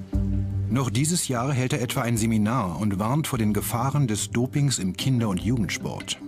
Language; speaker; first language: German; native; German